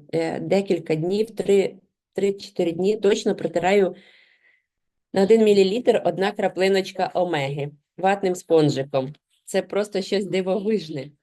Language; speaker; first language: Ukrainian; non-native, local second language; Russian